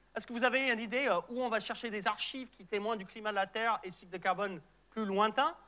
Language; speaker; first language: French; non-native, fluent; English